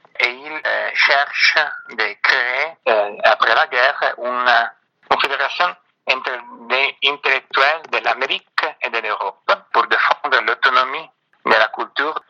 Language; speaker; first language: French; non-native, fluent; Italian